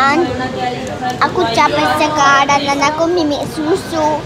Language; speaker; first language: Indonesian; early bilingual, heritage; Indonesian